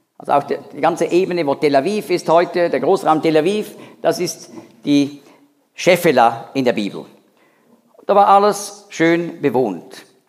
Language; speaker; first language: German; native; German